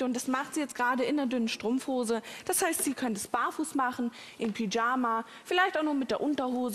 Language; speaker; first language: German; native; German